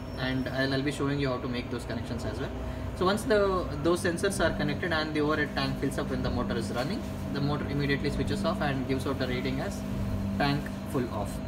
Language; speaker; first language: English; non-native, local second language; Kannada